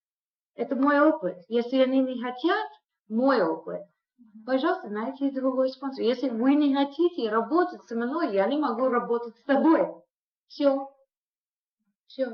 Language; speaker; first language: Russian; non-native, fluent; English